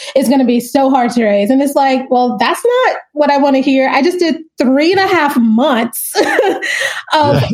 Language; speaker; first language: English; native; English